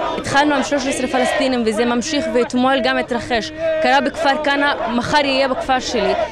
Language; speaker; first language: Hebrew; non-native, local second language; Arabic